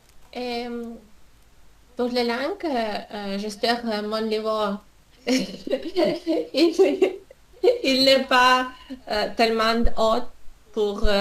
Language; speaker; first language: French; non-native, learner; Russian